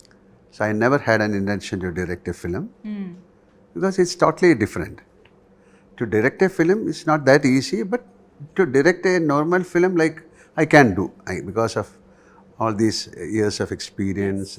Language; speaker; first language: English; non-native, local second language; Malayalam